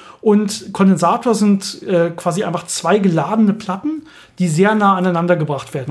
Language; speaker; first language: German; native; German